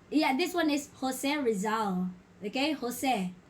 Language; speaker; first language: English; non-native, local second language; Filipino